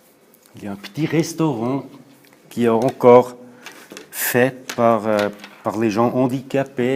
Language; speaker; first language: French; non-native, local second language; German